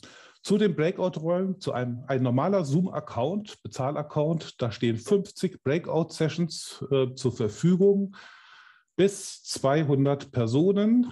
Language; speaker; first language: German; native; German